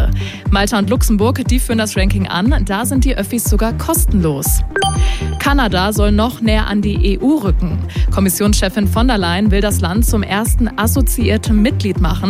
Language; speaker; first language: German; native; German